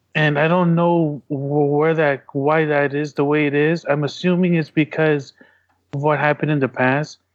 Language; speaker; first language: English; early bilingual, other home language; Tongan